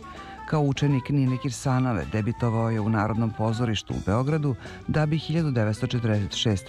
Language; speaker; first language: Serbian; native; Serbian